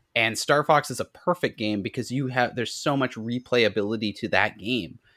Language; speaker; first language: English; native; English